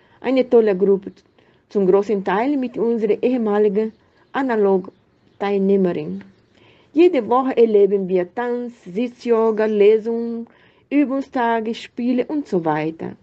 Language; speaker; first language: German; non-native, fluent; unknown